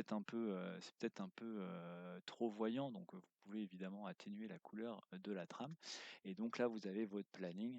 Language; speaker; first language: French; native; French